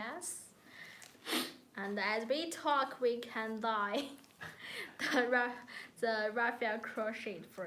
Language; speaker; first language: English; non-native, learner; Chinese